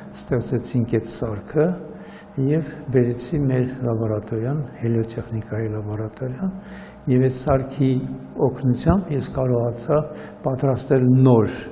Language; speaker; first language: Armenian; native; Armenian